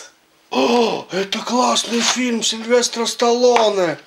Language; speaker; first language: Russian; native; Russian